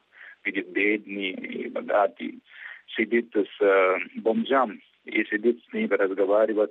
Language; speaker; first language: Russian; non-native, fluent; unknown